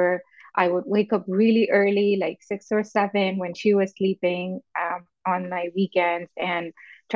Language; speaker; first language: English; non-native, local second language; Urdu